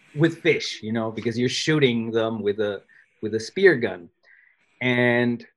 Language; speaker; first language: English; non-native, fluent; Spanish